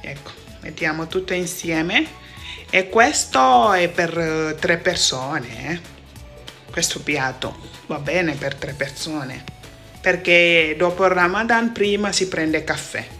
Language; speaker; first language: Italian; non-native, fluent; Wolof